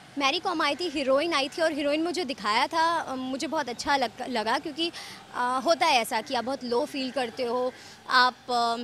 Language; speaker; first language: Hindi; native; Hindi